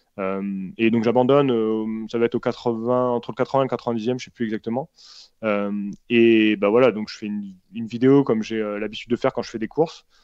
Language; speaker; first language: French; native; French